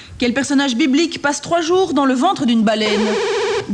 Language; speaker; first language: French; native; French